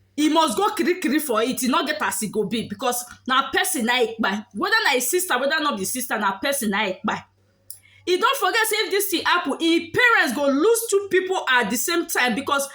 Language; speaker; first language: Nigerian Pidgin; native; Nigerian Pidgin